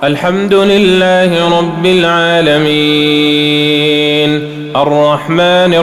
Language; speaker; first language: Arabic; native; Arabic